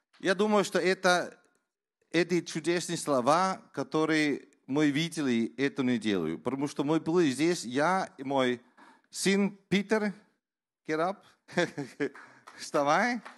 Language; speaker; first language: Russian; non-native, learner; Danish